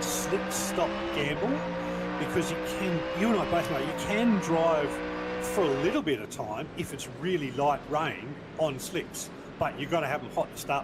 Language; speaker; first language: English; native; English